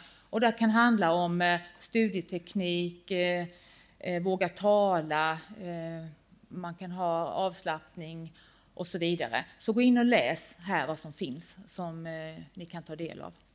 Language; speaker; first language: Swedish; native; Swedish